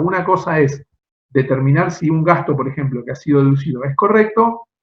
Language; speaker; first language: Spanish; native; Spanish